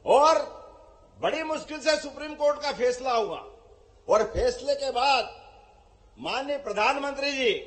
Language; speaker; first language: Hindi; native; Hindi